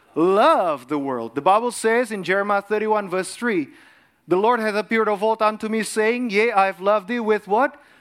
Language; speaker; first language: English; non-native, fluent; Indonesian